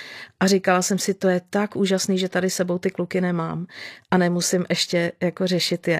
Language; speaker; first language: Czech; native; Czech